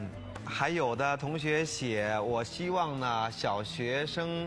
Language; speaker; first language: Chinese; native; Chinese